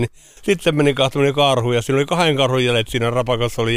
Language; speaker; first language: Finnish; native; Finnish